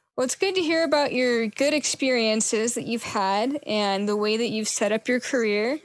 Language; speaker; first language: English; native; English